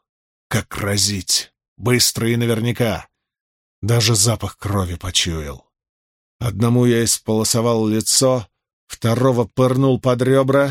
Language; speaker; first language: Russian; native; Russian